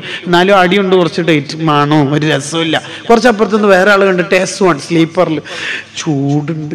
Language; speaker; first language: Malayalam; native; Malayalam